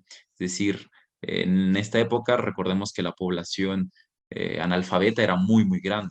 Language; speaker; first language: Spanish; native; Spanish